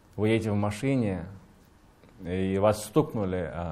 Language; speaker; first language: Russian; native; Russian